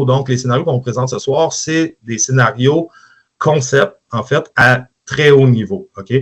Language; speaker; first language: French; native; French